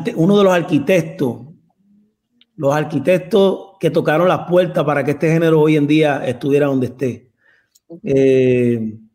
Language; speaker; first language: Spanish; native; Spanish